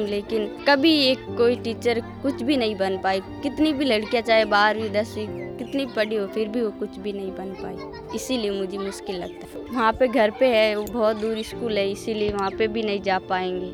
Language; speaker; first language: Hindi; native; Hindi